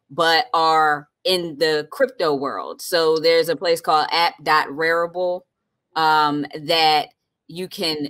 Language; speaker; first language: English; native; English